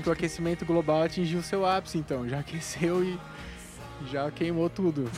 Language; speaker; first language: Portuguese; native; Portuguese